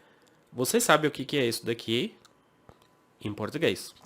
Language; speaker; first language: Portuguese; non-native, fluent; English